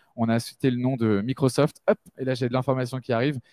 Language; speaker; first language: French; native; French